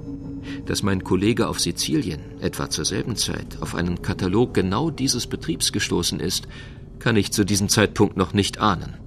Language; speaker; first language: German; native; German